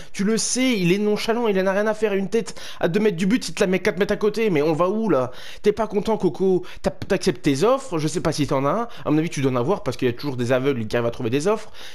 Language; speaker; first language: French; native; French